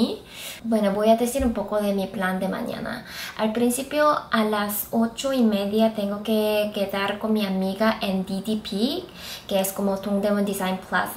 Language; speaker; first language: Spanish; non-native, fluent; Korean